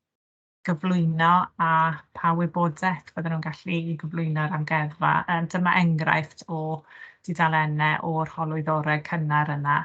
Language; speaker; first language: Welsh; native; Welsh